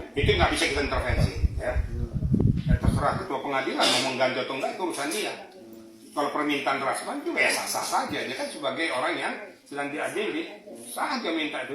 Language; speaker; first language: Indonesian; native; Indonesian